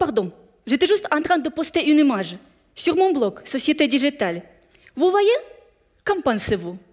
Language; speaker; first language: French; non-native, fluent; Russian